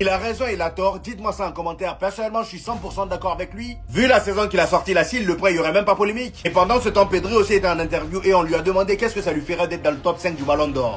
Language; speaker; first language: French; native; French